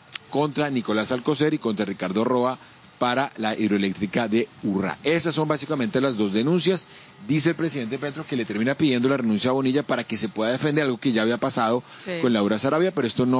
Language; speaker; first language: Spanish; native; Spanish